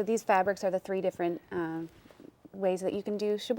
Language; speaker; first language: English; native; English